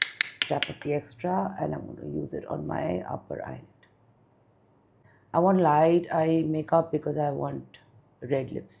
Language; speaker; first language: English; non-native, local second language; Bangla